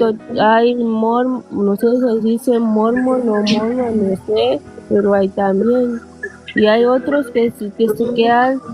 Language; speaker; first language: Spanish; non-native, fluent; Portuguese